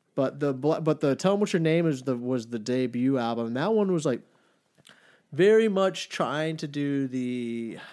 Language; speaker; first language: English; native; English